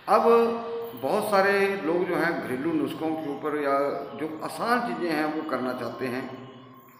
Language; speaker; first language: Hindi; native; Hindi